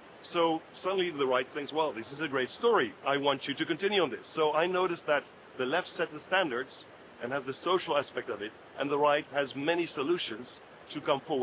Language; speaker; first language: English; non-native, fluent; Dutch